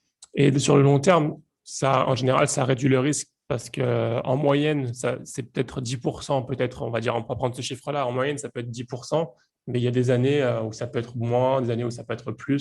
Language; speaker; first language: French; native; French